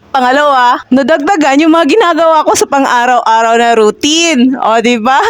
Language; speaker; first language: Filipino; non-native, local second language; Iloko